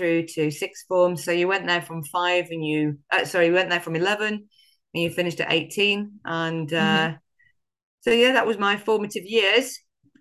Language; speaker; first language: English; native; English